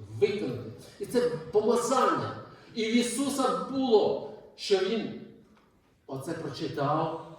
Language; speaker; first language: Ukrainian; native; Ukrainian